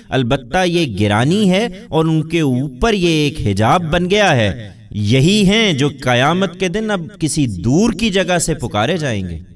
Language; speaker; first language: Urdu; native; Urdu